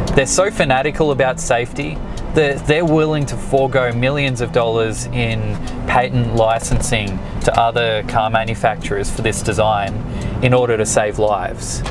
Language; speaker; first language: English; native; English